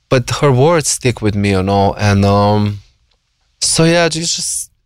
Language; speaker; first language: English; non-native, fluent; Slovenian